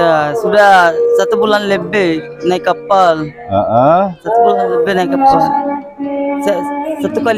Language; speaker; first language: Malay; non-native, learner; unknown